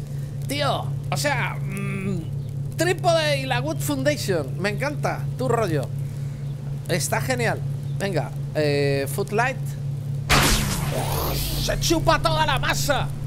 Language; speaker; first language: Spanish; native; Spanish